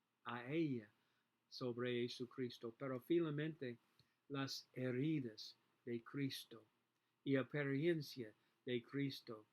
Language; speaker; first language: Spanish; non-native, learner; English